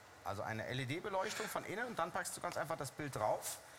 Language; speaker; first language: German; native; German